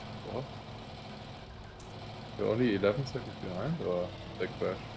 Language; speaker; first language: English; non-native, fluent; German